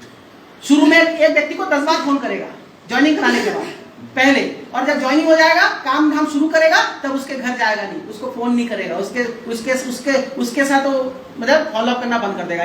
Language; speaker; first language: Hindi; non-native, local second language; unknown